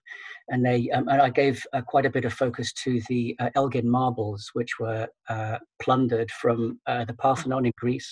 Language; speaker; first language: English; native; English